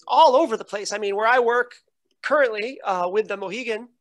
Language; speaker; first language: English; native; English